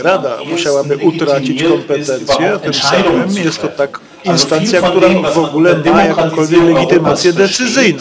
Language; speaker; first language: Polish; native; Polish